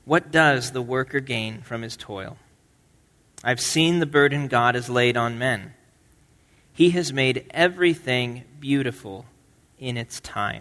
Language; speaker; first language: English; native; English